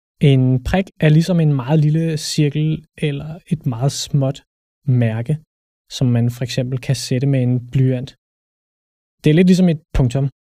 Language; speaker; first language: Danish; native; Danish